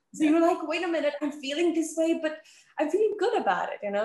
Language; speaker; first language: English; native; English